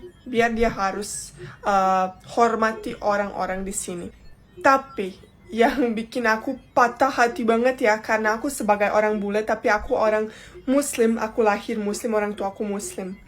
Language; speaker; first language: Indonesian; non-native, fluent; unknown